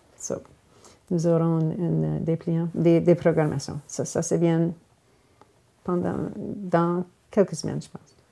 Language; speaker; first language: French; non-native, local second language; English